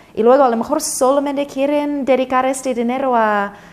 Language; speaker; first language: Spanish; non-native, fluent; English